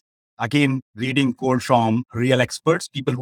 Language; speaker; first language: English; non-native, local second language; Hindi